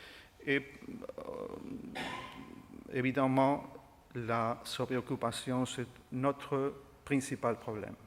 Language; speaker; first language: French; non-native, fluent; Spanish